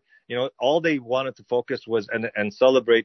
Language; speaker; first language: English; native; English